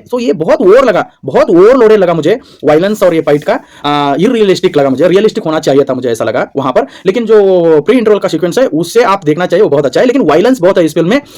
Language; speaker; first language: Hindi; non-native, local second language; Kannada